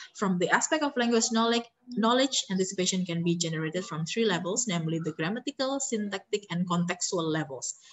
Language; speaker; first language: English; non-native, fluent; Indonesian